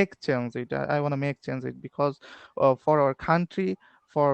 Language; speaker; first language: English; non-native, learner; Bangla